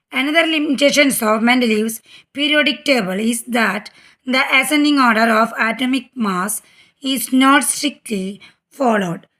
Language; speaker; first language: English; non-native, local second language; Malayalam